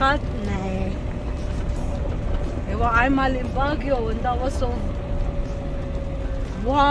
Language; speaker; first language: German; non-native, learner; Filipino